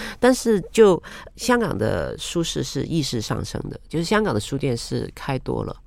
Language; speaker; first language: Chinese; non-native, local second language; Cantonese